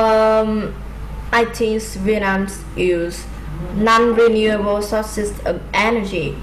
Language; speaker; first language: English; non-native, learner; Vietnamese